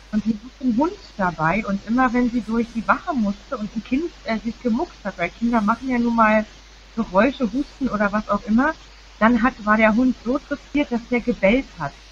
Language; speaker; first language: German; native; German